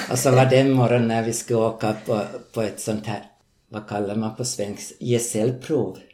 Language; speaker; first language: Swedish; native; Swedish